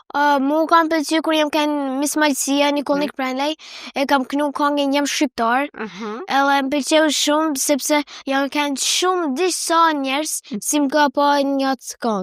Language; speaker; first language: Albanian; early bilingual, heritage; Albanian